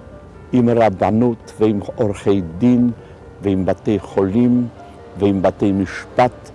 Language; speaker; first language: Hebrew; non-native, fluent; Polish